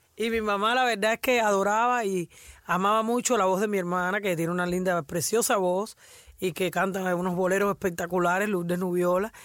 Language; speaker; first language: Spanish; native; Spanish